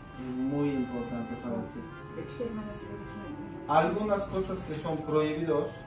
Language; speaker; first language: Spanish; non-native, fluent; Turkish